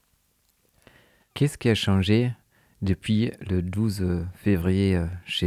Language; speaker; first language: French; non-native, fluent; German